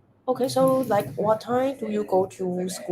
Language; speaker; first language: English; non-native, learner; Chinese